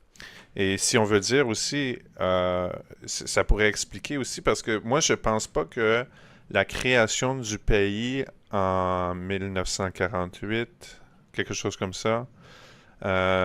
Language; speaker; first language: French; native; French